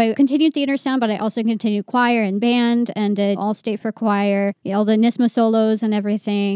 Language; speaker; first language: English; native; English